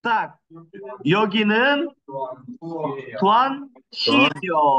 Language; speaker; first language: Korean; non-native, fluent; Kyrgyz